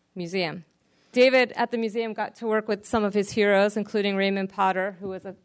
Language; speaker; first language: English; native; English